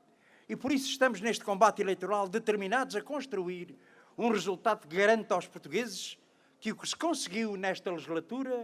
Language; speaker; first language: Portuguese; native; Portuguese